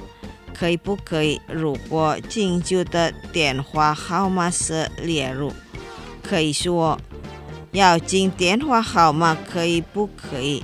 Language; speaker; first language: Chinese; non-native, fluent; Indonesian